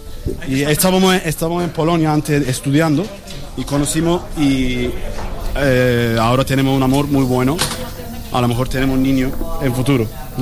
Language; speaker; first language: Spanish; non-native, learner; Turkish